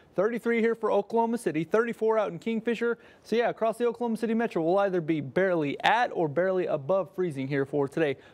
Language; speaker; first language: English; native; English